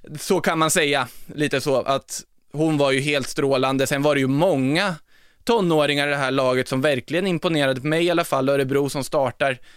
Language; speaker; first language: Swedish; native; Swedish